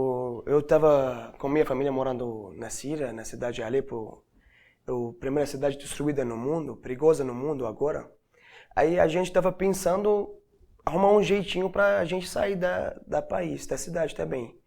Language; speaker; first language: Portuguese; non-native, learner; Arabic